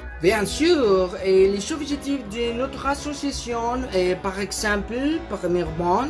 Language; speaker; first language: French; non-native, learner; Spanish